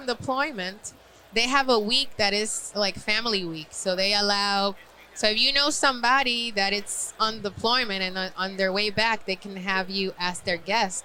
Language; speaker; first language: English; non-native, fluent; Spanish